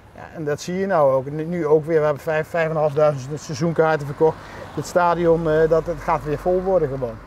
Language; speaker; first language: Dutch; native; Dutch